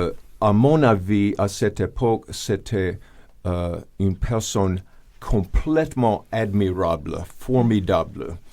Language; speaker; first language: French; non-native, fluent; English